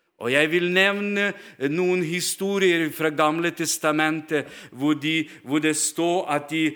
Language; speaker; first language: Norwegian; non-native, fluent; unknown